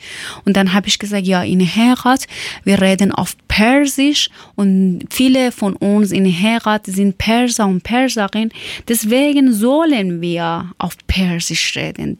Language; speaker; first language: German; non-native, learner; Persian